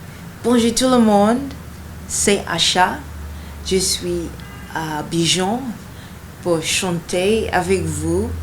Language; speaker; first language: French; non-native, learner; Yoruba